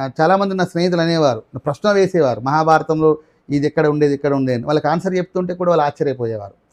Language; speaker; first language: Telugu; non-native, local second language; Marathi